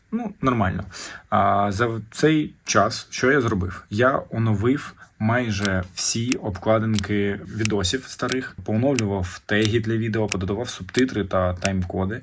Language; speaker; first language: Ukrainian; non-native, local second language; Russian